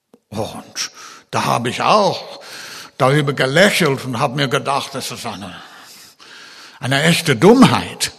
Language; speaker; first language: German; non-native, fluent; English